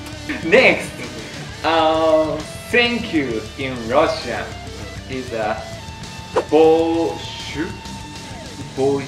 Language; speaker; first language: English; non-native, learner; Japanese